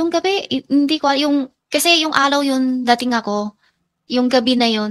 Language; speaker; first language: Filipino; non-native, learner; Chinese